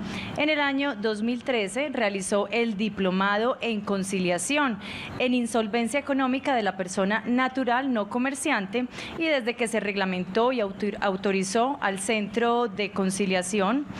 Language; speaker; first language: Spanish; native; Spanish